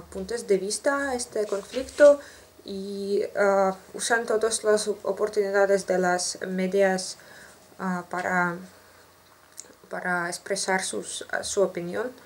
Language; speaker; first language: Spanish; non-native, learner; Russian